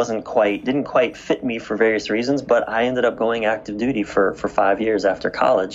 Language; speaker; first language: English; native; English